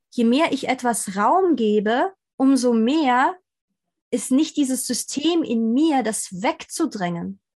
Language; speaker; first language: German; native; German